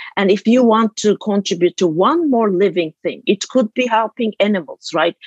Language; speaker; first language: English; non-native, fluent; Turkish